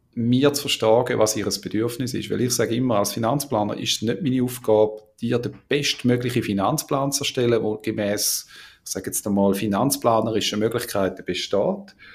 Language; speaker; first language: German; native; German